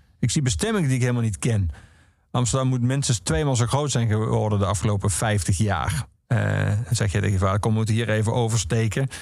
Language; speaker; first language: Dutch; native; Dutch